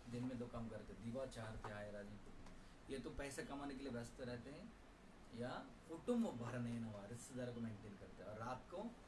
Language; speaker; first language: Hindi; non-native, local second language; Bangla